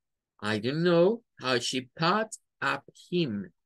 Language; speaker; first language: English; non-native, fluent; Spanish